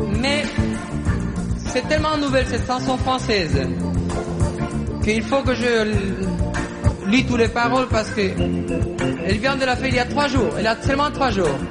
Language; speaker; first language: French; non-native, learner; Spanish